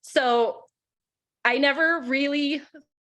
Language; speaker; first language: English; native; English